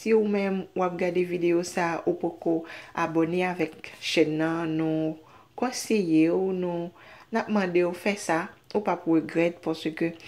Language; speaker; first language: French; non-native, learner; Haitian Creole